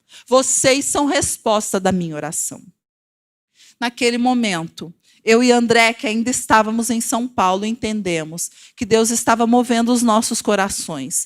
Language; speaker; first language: Portuguese; native; Portuguese